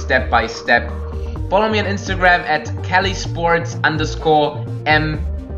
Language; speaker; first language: English; non-native, fluent; Russian